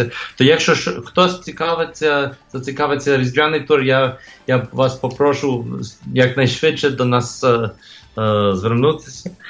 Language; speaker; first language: Ukrainian; early bilingual, heritage; English